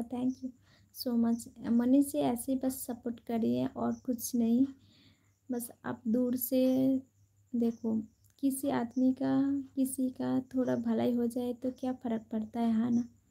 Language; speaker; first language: Hindi; non-native, local second language; Bangla